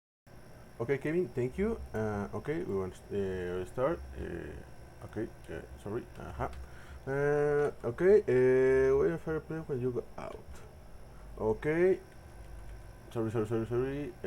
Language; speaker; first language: English; non-native, learner; Spanish